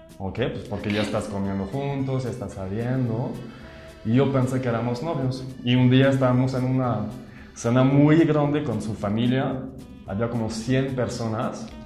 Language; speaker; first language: Spanish; non-native, fluent; French